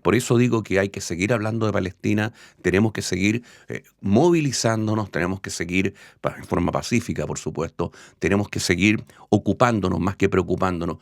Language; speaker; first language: Spanish; native; Spanish